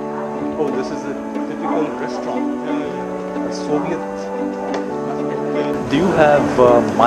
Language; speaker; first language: English; non-native, learner; Hindi